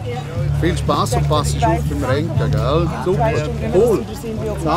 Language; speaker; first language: German; native; German